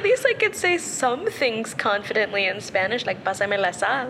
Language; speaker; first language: English; early bilingual, other home language; Spanish